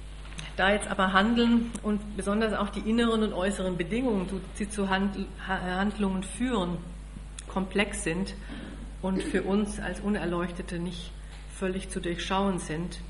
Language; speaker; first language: German; native; German